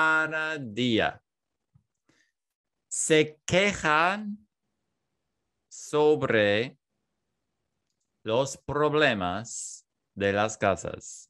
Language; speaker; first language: Spanish; non-native, learner; English